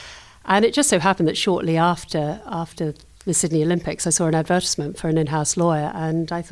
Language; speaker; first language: English; native; English